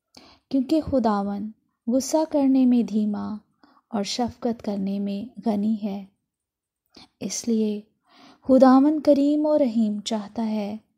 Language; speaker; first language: Urdu; non-native, local second language; Punjabi